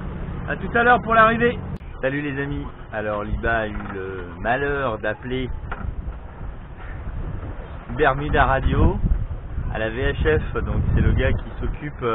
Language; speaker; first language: French; native; French